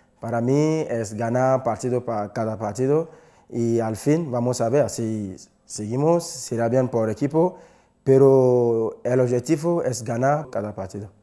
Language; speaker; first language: Spanish; non-native, learner; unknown